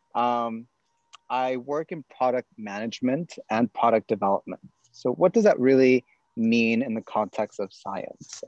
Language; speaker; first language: English; native; English